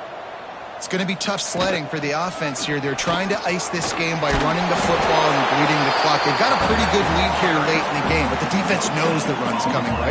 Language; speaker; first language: English; native; English